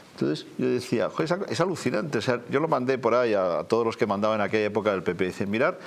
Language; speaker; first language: Spanish; native; Spanish